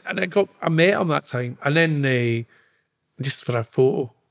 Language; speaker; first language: English; native; English